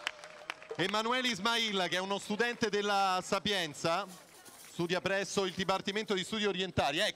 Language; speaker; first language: Italian; native; Italian